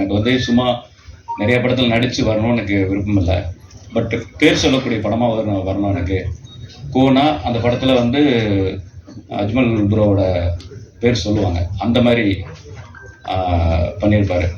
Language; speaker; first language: Tamil; native; Tamil